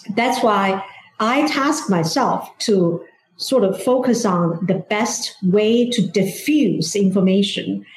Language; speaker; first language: English; non-native, fluent; Chinese